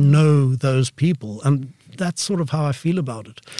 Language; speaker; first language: English; native; English